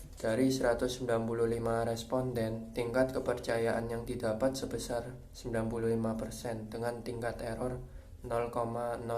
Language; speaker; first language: Indonesian; native; Indonesian